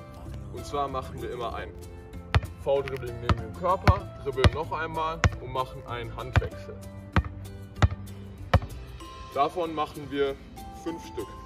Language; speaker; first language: German; native; German